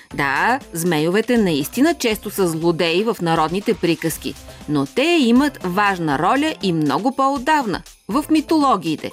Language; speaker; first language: Bulgarian; native; Bulgarian